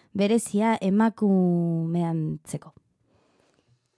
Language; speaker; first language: Basque; non-native, learner; Spanish